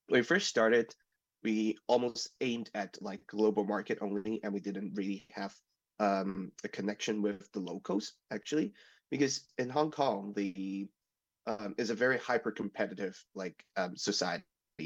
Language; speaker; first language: English; non-native, local second language; Cantonese